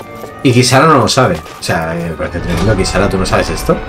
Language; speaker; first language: Spanish; native; Spanish